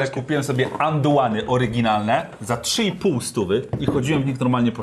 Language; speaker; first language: Polish; native; Polish